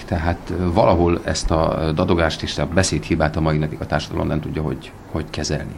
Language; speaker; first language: Hungarian; native; Hungarian